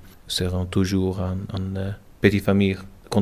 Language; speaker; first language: French; non-native, learner; English